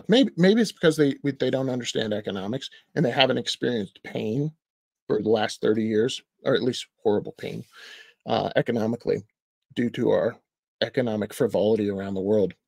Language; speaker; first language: English; native; English